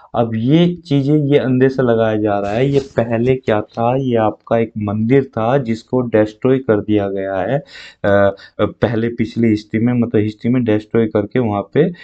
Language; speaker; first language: Hindi; native; Hindi